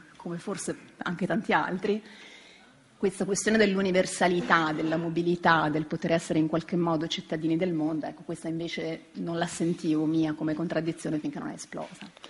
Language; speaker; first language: Italian; native; Italian